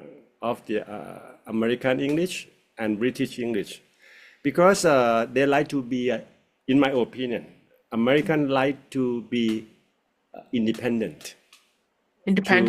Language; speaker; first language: English; non-native, fluent; Thai